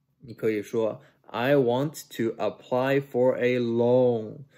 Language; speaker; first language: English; non-native, fluent; Chinese